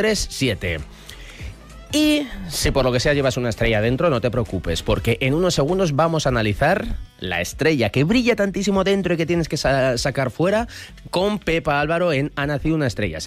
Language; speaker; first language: Spanish; native; Spanish